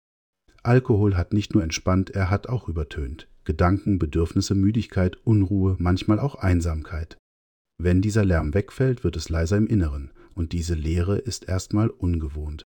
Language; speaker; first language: German; native; German